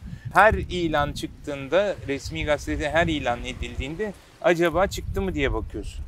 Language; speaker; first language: Turkish; native; Turkish